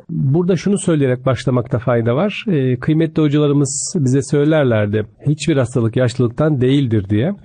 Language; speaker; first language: Turkish; native; Turkish